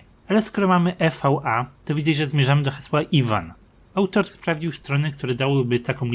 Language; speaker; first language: Polish; native; Polish